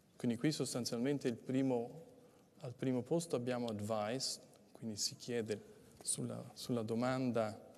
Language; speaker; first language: Italian; native; Italian